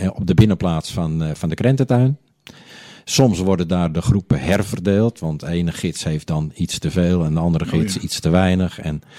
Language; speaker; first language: Dutch; native; Dutch